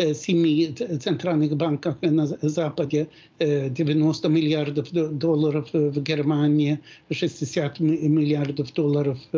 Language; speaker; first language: Russian; non-native, fluent; Swedish